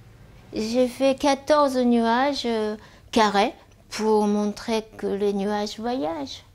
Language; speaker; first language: French; non-native, fluent; Japanese